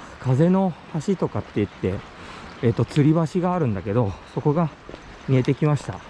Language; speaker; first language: Japanese; native; Japanese